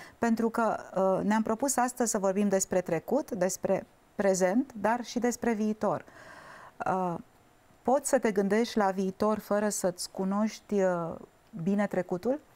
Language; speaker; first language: Romanian; native; Romanian